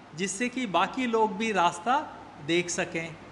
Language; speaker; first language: Hindi; native; Hindi